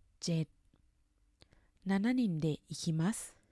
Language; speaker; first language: Japanese; non-native, fluent; Thai